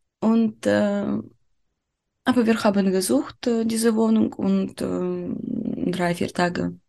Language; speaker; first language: German; non-native, learner; Ukrainian